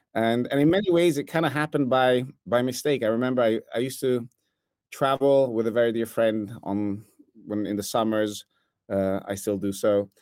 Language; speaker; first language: English; non-native, fluent; Italian